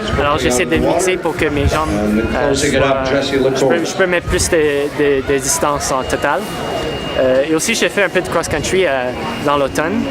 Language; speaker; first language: French; non-native, local second language; English